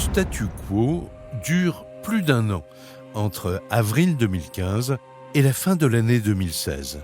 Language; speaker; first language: French; native; French